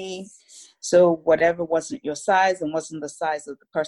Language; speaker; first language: English; non-native, local second language; Yoruba